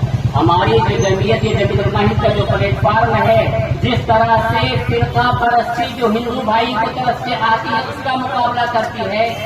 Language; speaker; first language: Urdu; native; Urdu